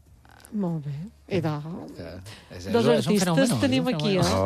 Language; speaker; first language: Catalan; native; Catalan